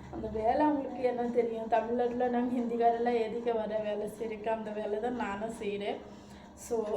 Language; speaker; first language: Tamil; non-native, learner; Hindi